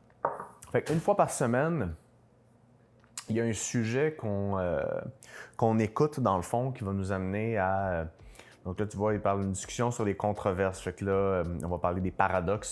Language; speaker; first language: French; native; French